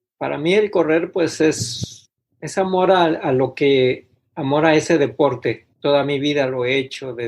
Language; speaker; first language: Spanish; native; Spanish